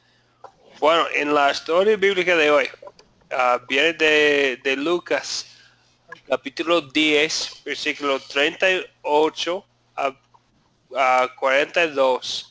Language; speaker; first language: Spanish; non-native, fluent; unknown